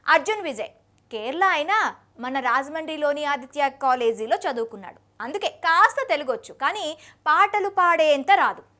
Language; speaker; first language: Telugu; native; Telugu